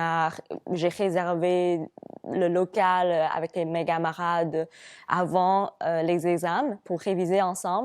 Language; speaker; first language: French; non-native, fluent; Chinese